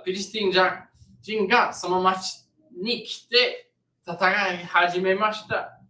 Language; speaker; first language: Japanese; non-native, learner; English